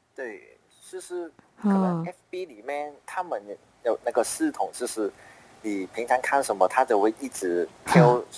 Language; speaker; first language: Chinese; non-native, fluent; Cantonese